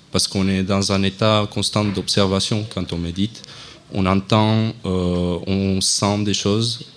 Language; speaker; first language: French; non-native, fluent; Romanian